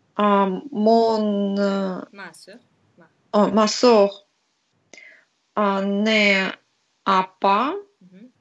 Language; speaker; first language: French; non-native, learner; Russian